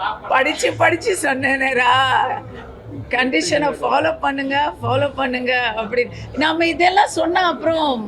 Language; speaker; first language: Tamil; native; Tamil